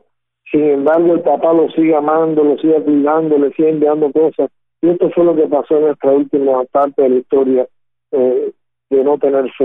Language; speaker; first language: Spanish; native; Spanish